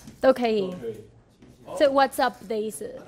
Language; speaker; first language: Chinese; non-native, learner; Spanish